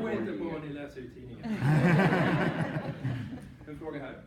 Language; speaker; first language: Swedish; native; Swedish